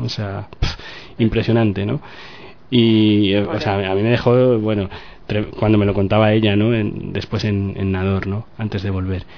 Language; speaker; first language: Spanish; native; Spanish